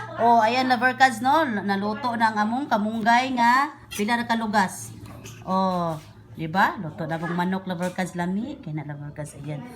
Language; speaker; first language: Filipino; non-native, local second language; Cebuano